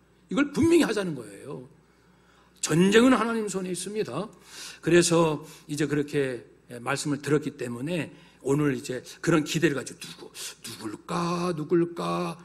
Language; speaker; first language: Korean; native; Korean